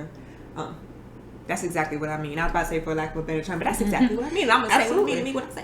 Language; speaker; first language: English; native; English